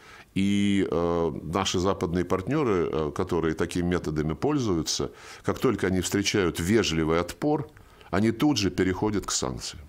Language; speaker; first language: Russian; native; Russian